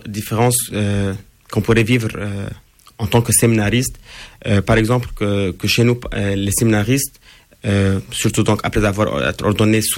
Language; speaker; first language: French; non-native, local second language; Arabic